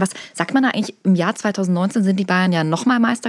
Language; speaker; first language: German; native; German